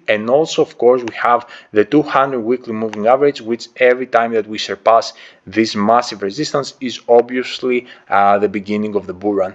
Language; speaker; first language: English; non-native, fluent; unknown